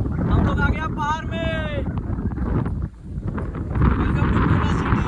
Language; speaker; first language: Hindi; non-native, local second language; Bangla